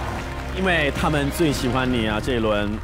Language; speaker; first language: Chinese; native; Chinese